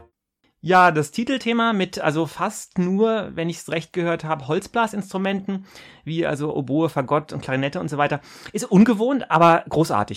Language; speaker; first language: German; native; German